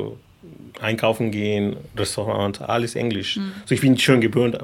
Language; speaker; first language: German; non-native, fluent; Spanish